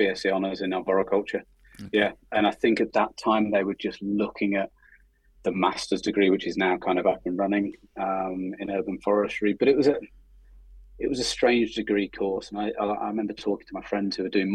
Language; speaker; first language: English; native; English